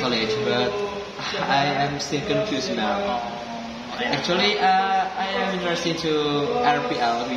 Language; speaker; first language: English; non-native, learner; Indonesian